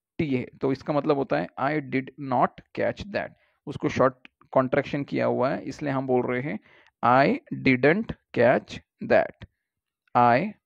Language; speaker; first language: Hindi; native; Hindi